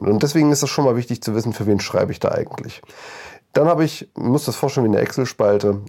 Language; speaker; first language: German; native; German